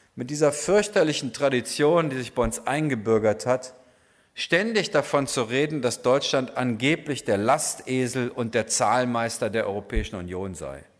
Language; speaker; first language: German; native; German